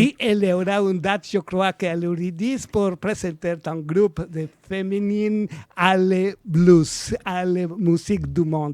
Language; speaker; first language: French; non-native, learner; Spanish